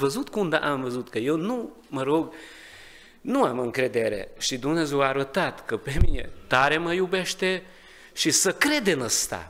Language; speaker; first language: Romanian; non-native, learner; Hungarian